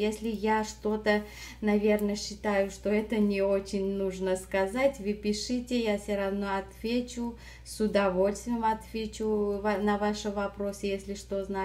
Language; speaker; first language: Russian; non-native, fluent; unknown